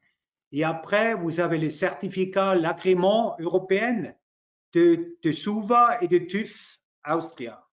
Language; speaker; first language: French; non-native, local second language; German